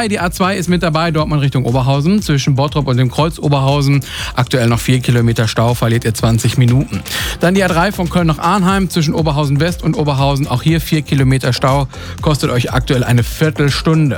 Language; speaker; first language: German; native; German